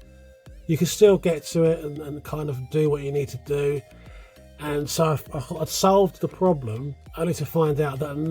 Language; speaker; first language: English; native; English